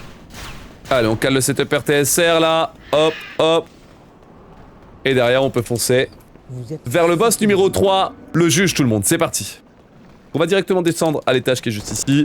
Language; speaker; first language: French; native; French